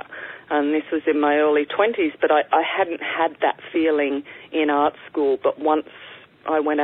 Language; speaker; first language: English; native; English